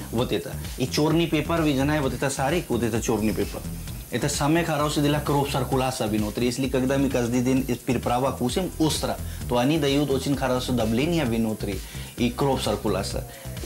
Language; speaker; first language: Russian; non-native, learner; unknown